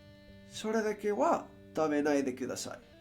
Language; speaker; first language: Japanese; non-native, learner; Spanish